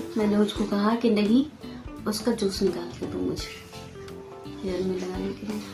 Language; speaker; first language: Hindi; native; Hindi